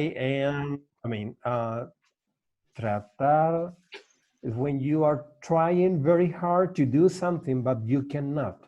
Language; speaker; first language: English; non-native, learner; Spanish